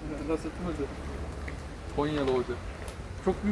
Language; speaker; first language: Turkish; native; Turkish